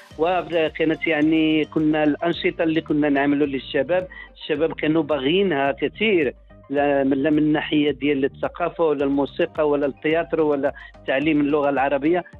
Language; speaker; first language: Arabic; early bilingual, heritage; Arabic